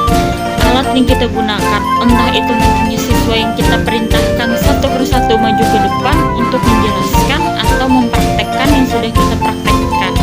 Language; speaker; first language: Indonesian; native; Indonesian